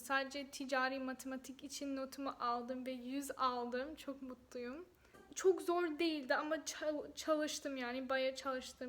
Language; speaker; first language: Turkish; non-native, fluent; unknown